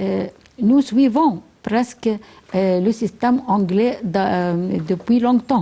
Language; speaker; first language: French; non-native, fluent; Arabic